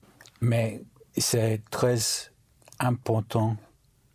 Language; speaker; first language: French; non-native, learner; English